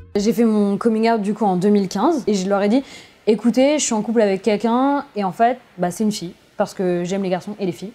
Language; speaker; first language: French; native; French